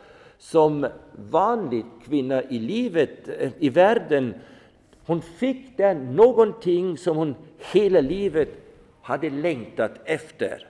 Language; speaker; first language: Swedish; non-native, fluent; German